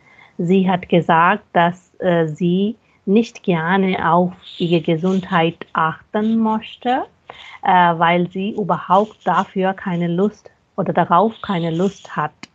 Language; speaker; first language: German; non-native, fluent; Hindi